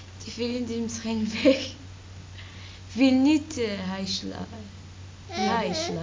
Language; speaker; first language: Dutch; non-native, learner; Arabic